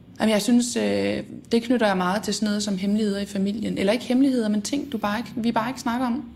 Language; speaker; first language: Danish; native; Danish